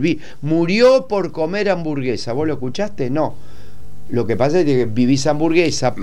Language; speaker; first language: Spanish; native; Spanish